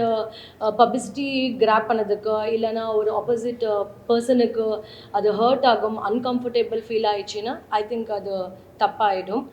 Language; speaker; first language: Tamil; non-native, learner; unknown